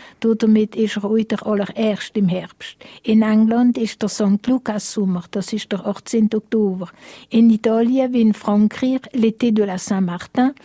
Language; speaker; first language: German; non-native, local second language; Swiss German